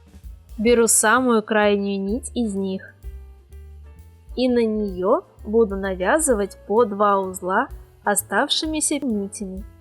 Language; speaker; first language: Russian; native; Russian